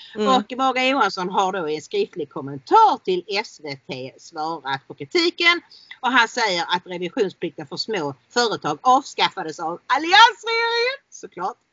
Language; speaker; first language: Swedish; native; Swedish